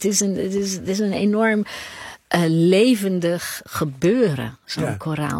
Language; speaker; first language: Dutch; native; Dutch